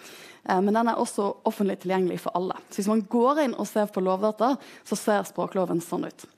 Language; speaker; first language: Norwegian; native; Norwegian